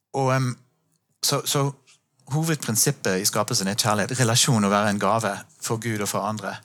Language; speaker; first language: Norwegian; non-native, fluent; English